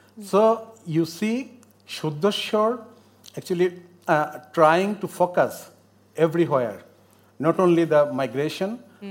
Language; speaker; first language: English; non-native, local second language; Bangla